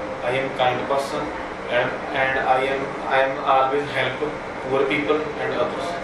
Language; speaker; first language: English; non-native, learner; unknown